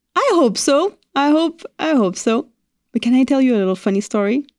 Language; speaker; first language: English; non-native, fluent; French